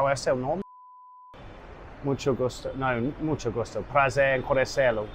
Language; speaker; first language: Portuguese; non-native, learner; English